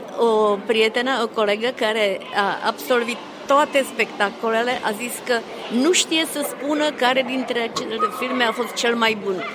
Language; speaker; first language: Romanian; non-native, fluent; Czech